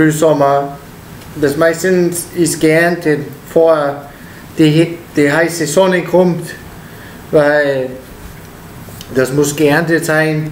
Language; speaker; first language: German; non-native, learner; Italian